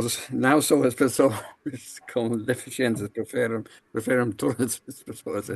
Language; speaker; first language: Portuguese; non-native, learner; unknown